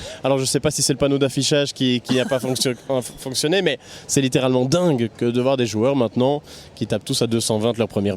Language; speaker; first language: French; native; French